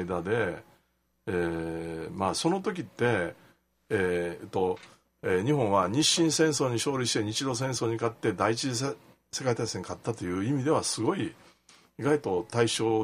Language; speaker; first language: Japanese; native; Japanese